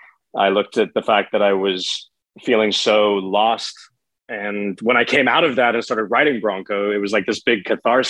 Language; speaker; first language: English; native; English